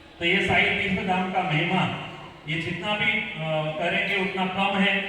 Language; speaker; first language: Hindi; non-native, local second language; Gujarati